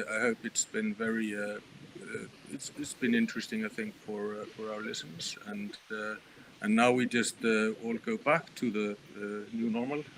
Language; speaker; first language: English; non-native, fluent; Icelandic